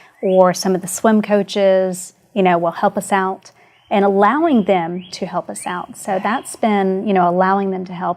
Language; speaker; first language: English; native; English